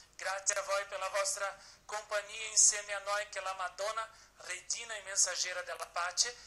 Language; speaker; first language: Italian; non-native, learner; Portuguese